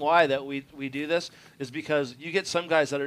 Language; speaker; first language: English; native; English